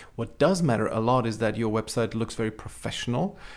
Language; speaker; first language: English; non-native, fluent; Czech